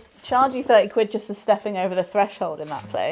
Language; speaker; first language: English; native; English